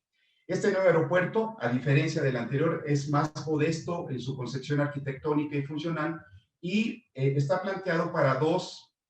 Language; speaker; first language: Spanish; native; Spanish